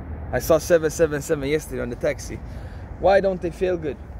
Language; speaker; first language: English; non-native, fluent; Swedish